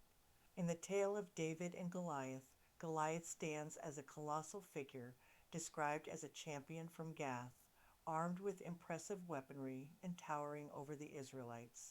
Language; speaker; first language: English; native; English